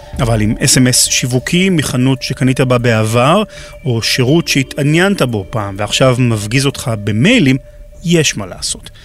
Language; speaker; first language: Hebrew; native; Hebrew